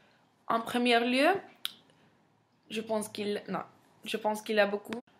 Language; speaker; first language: French; non-native, fluent; Spanish